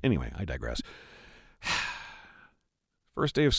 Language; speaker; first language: English; native; English